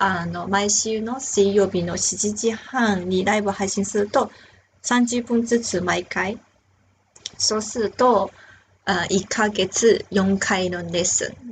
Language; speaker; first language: Japanese; non-native, fluent; Chinese